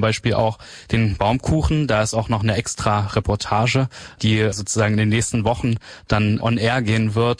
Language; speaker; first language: German; native; German